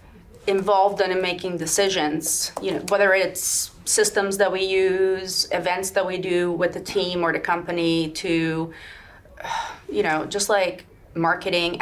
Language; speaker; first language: English; non-native, fluent; Swedish